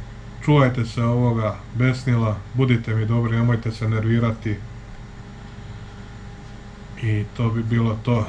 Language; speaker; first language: Serbian; native; Serbian